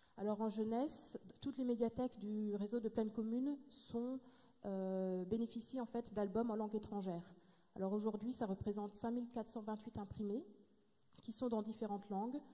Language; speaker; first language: French; native; French